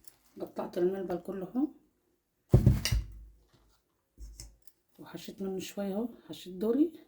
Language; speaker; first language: Arabic; native; Arabic